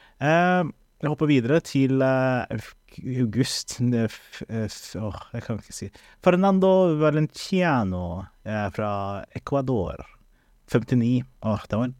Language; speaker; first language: Norwegian; early bilingual, other home language; Somali